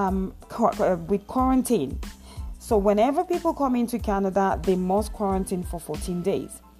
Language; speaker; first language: English; non-native, local second language; Yoruba